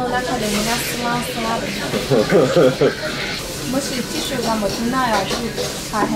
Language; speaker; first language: Japanese; non-native, learner; Chinese